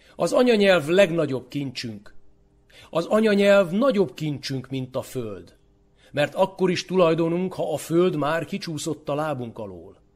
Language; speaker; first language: Hungarian; native; Hungarian